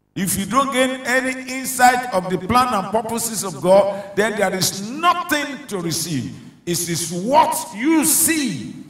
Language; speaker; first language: English; non-native, local second language; Yoruba